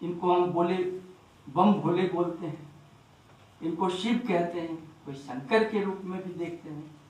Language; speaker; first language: Hindi; non-native, local second language; Bangla